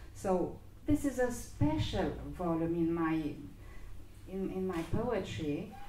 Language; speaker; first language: English; non-native, fluent; Romanian